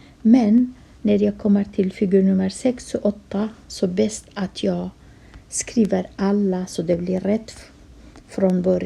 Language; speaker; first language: Swedish; non-native, fluent; Kurdish